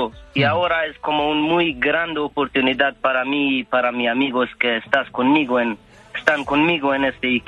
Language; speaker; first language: Spanish; non-native, learner; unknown